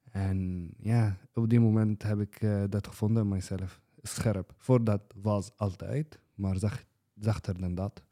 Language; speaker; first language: Dutch; non-native, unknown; Arabic